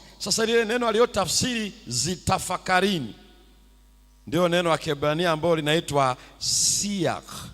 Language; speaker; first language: Swahili; native; Swahili